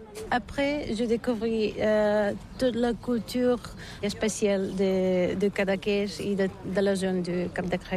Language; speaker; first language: French; non-native, learner; Bulgarian